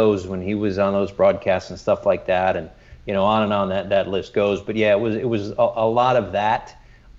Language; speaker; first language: English; native; English